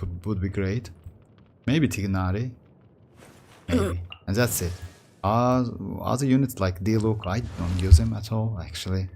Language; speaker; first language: English; non-native, fluent; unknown